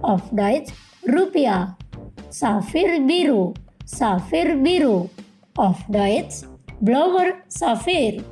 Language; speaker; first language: German; non-native, fluent; Indonesian